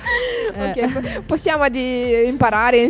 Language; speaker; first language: Italian; non-native, learner; Romanian